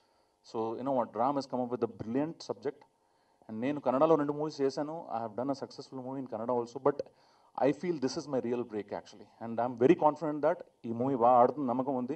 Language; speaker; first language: Telugu; non-native, fluent; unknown